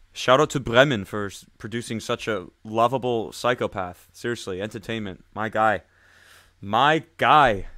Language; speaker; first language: English; native; English